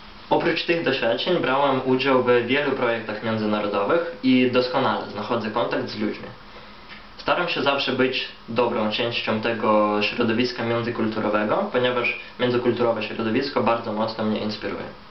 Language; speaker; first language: Polish; non-native, fluent; Ukrainian